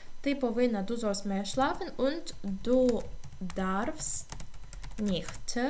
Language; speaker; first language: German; non-native, fluent; Ukrainian